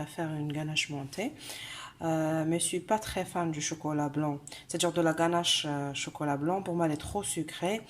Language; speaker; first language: French; non-native, local second language; Arabic